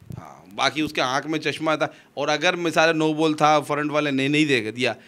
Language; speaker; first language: Urdu; non-native, local second language; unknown